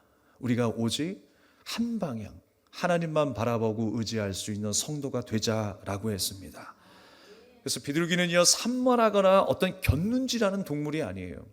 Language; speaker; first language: Korean; native; Korean